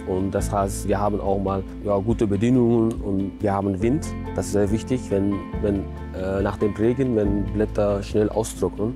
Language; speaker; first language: German; non-native, learner; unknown